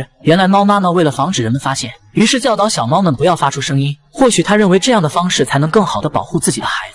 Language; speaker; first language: Chinese; native; Chinese